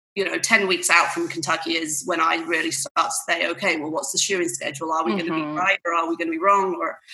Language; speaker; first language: English; native; English